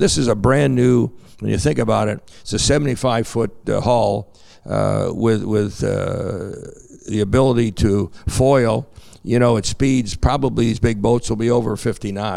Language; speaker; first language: English; native; English